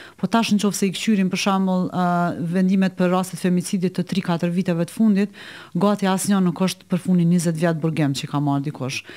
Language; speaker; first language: Albanian; native; Albanian